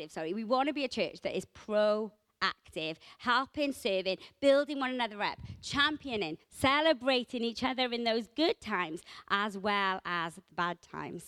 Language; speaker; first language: English; native; English